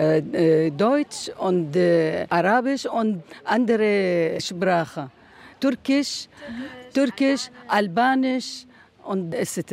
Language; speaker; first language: German; non-native, learner; Arabic